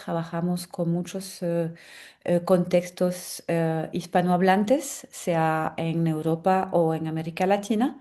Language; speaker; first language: Spanish; non-native, fluent; French